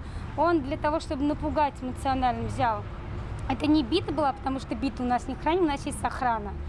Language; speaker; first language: Russian; non-native, fluent; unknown